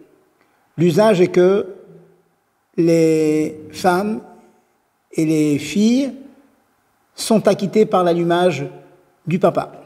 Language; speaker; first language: French; native; French